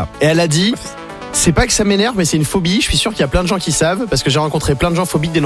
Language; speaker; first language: French; native; French